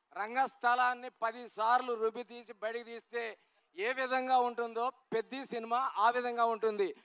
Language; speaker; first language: Telugu; native; Telugu